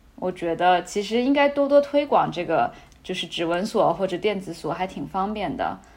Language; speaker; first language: Chinese; native; Chinese